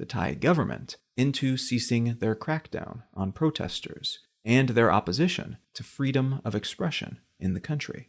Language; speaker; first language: English; native; English